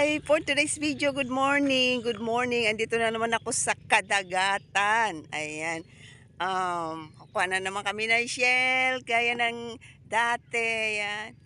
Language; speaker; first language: Filipino; non-native, local second language; Waray